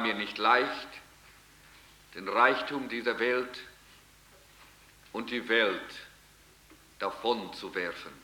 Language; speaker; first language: German; early bilingual, heritage; German